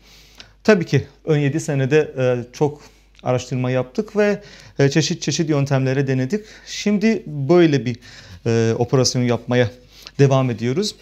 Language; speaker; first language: Turkish; non-native, fluent; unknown